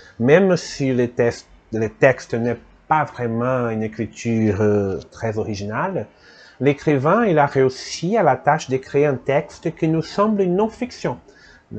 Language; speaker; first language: French; non-native, fluent; Portuguese